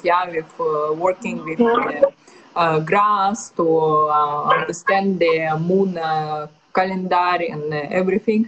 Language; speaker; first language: English; non-native, learner; Russian